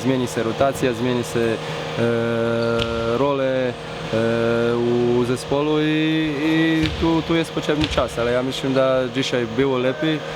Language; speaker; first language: Polish; non-native, learner; Croatian